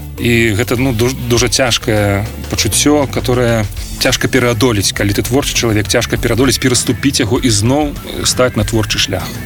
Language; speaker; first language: Belarusian; non-native, local second language; Russian